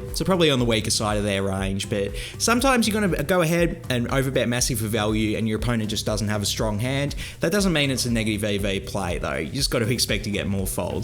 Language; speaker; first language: English; native; English